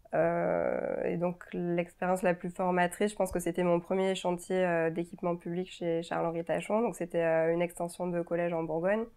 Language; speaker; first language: French; native; French